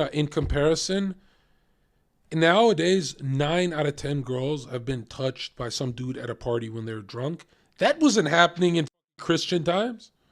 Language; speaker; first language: English; native; English